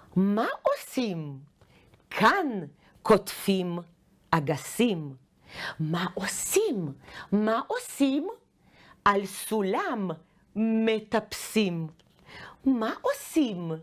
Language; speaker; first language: Hebrew; non-native, fluent; Ukrainian